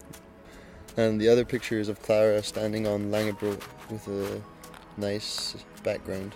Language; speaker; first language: English; native; English